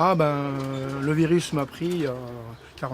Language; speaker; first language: French; native; French